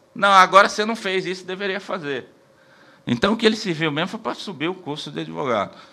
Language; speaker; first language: Portuguese; native; Portuguese